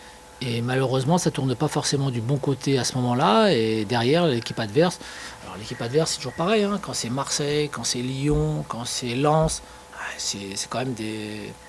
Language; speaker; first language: French; native; French